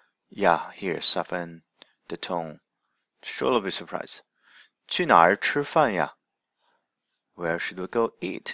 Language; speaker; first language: English; non-native, fluent; Chinese